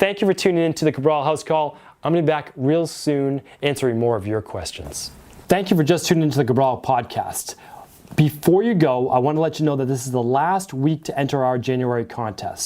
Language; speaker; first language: English; native; English